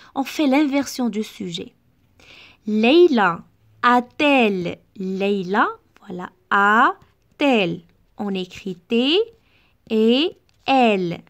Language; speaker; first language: French; non-native, local second language; Arabic